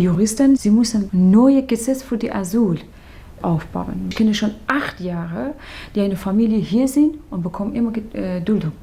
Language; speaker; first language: German; non-native, learner; Persian